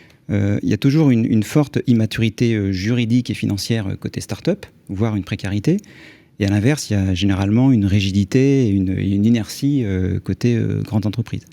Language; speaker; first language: French; native; French